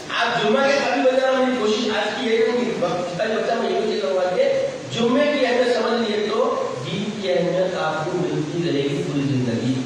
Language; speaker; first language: Urdu; native; Urdu